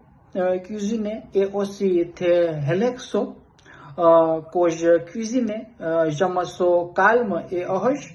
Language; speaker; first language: French; non-native, learner; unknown